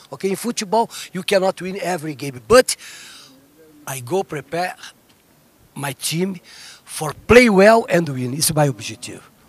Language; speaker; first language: English; non-native, learner; Portuguese